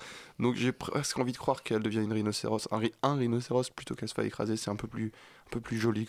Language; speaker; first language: French; native; French